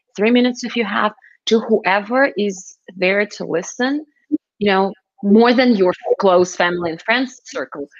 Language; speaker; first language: English; non-native, fluent; Russian